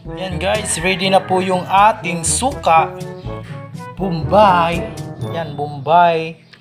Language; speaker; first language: Filipino; non-native, local second language; Cebuano